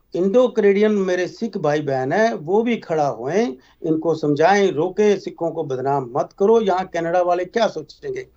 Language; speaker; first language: Hindi; native; Hindi